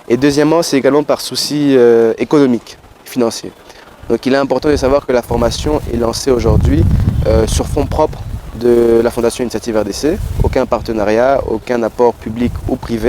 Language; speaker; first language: French; non-native, local second language; Lingala